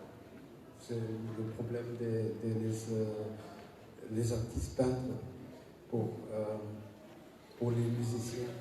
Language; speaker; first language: French; non-native, learner; German